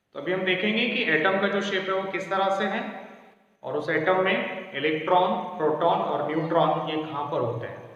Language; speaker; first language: Hindi; non-native, local second language; Marathi